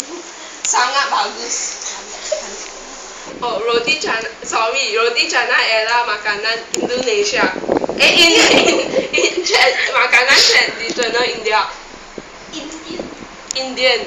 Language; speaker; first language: Indonesian; non-native, learner; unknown